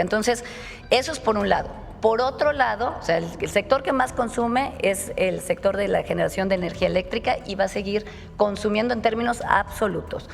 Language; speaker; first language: Spanish; native; Spanish